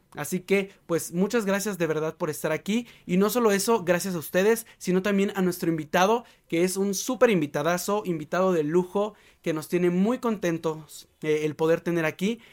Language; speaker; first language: Spanish; native; Spanish